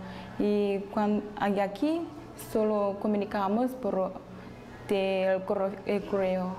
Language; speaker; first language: Spanish; non-native, learner; English